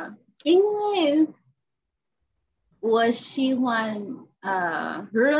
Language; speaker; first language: Chinese; non-native, learner; English